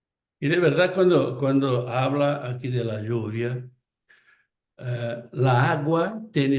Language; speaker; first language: Spanish; non-native, fluent; Portuguese